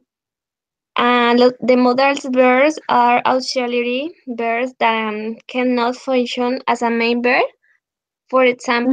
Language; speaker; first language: English; non-native, learner; Spanish